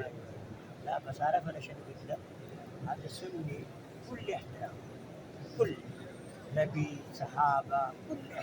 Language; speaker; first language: Arabic; non-native, learner; Urdu